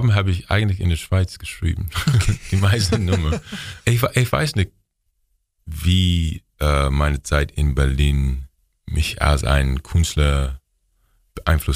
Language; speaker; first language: German; non-native, learner; English